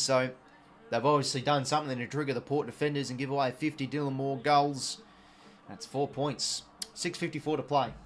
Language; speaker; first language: English; native; English